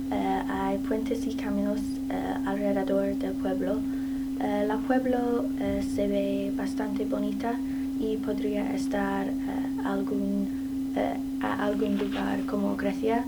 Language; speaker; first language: Spanish; non-native, learner; English